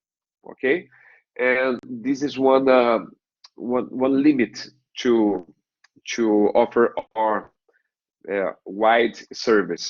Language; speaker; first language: English; non-native, learner; Portuguese